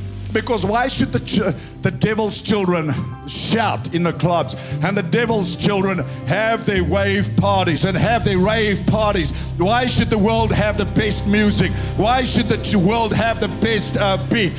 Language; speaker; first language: English; non-native, local second language; Afrikaans